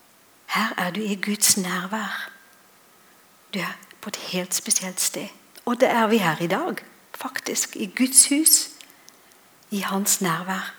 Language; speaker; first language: Norwegian; non-native, fluent; English